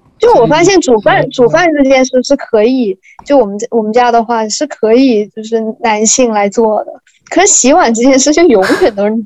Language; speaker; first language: Chinese; native; Chinese